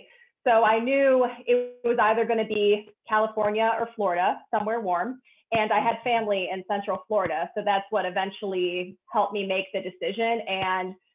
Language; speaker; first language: English; native; English